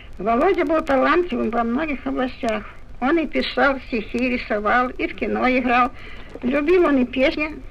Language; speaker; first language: Russian; native; Russian